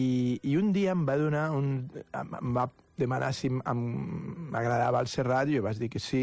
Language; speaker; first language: Catalan; non-native, local second language; Spanish